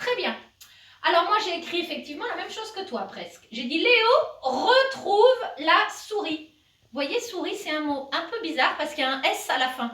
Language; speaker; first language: French; native; French